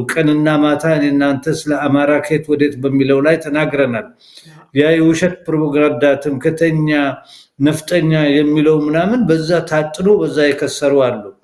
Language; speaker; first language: Amharic; non-native, local second language; Somali